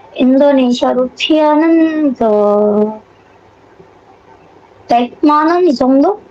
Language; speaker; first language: Korean; non-native, learner; Indonesian